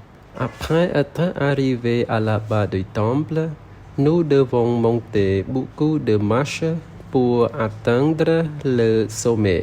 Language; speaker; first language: French; non-native, learner; Khmer